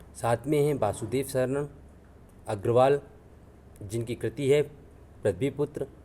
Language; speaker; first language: Hindi; native; Hindi